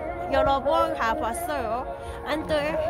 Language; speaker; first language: Korean; non-native, learner; English